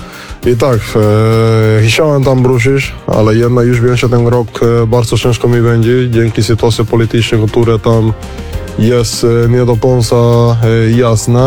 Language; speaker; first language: Polish; non-native, learner; Spanish